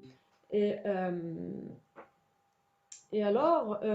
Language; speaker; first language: French; native; French